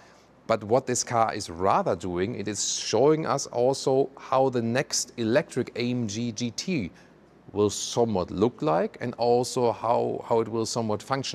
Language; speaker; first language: English; non-native, fluent; German